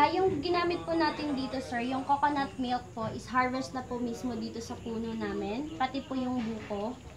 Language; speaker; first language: Filipino; non-native, local second language; Cebuano